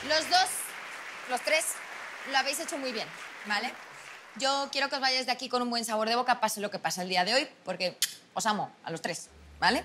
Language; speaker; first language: Spanish; native; Spanish